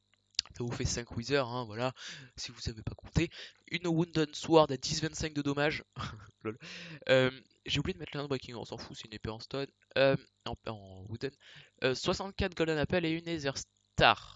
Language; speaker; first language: French; native; French